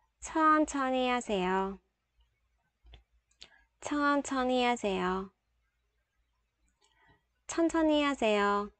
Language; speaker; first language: Korean; non-native, fluent; Vietnamese